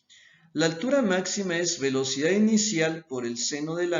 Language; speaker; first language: Spanish; native; Spanish